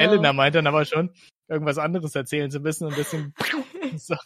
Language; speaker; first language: German; early bilingual, other home language; Slovak